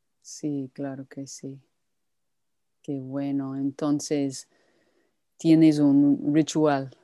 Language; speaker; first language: Spanish; non-native, fluent; English